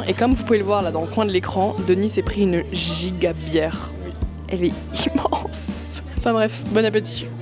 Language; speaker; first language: French; native; French